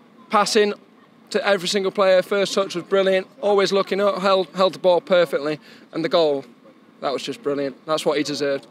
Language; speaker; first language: English; native; English